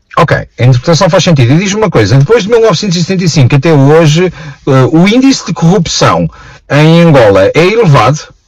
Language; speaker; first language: Portuguese; native; Portuguese